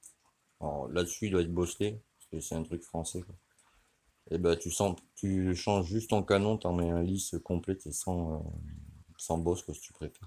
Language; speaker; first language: French; native; French